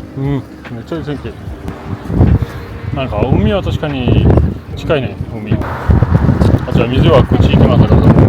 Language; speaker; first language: Japanese; non-native, fluent; French